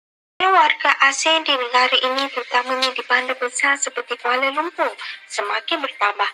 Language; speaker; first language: Malay; native; Malay